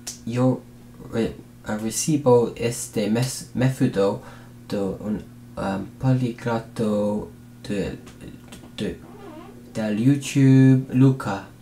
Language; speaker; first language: Spanish; non-native, learner; English